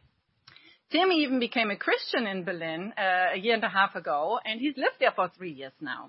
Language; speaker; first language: English; non-native, fluent; German